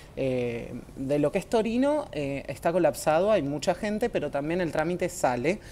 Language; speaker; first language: Spanish; native; Spanish